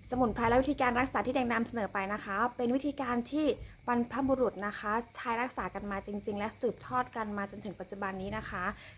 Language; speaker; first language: Thai; non-native, local second language; S'gaw Karen